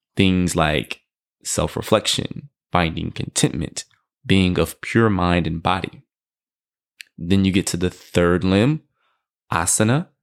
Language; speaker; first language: English; native; English